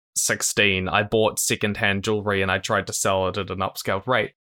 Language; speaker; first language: English; native; English